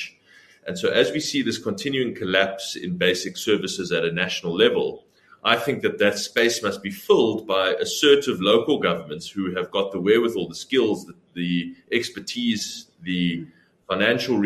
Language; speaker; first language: English; native; English